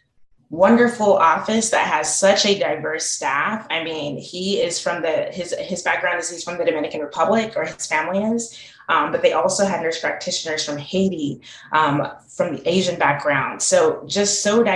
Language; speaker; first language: English; native; English